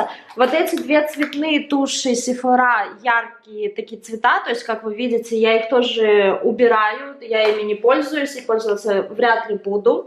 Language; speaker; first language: Russian; native; Russian